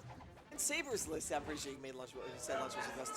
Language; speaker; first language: English; native; English